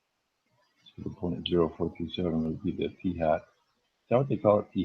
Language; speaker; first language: English; native; English